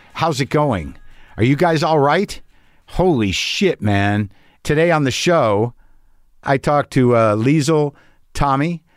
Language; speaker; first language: English; native; English